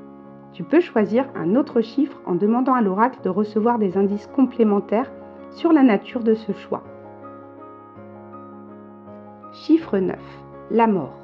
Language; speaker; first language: French; native; French